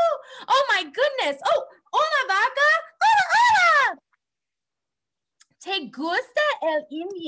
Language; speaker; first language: Spanish; non-native, fluent; English